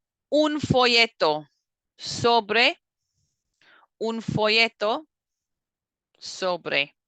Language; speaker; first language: Spanish; non-native, fluent; English